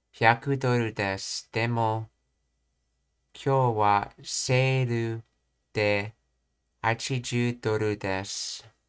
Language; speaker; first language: Japanese; non-native, learner; English